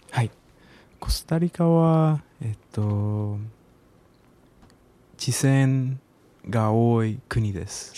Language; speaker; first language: Japanese; non-native, learner; Spanish